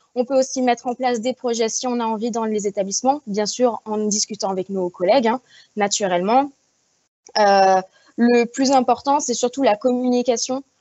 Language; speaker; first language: French; native; French